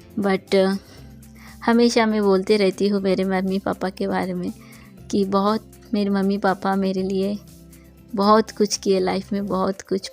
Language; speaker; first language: Hindi; non-native, local second language; Bangla